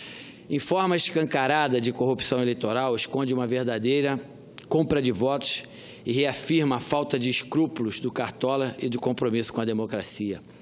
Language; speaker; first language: Portuguese; native; Portuguese